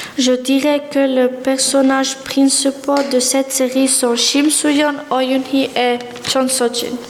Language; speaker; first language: French; non-native, learner; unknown